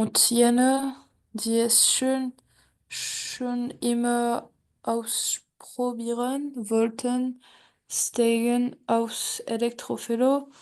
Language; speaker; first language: German; non-native, learner; French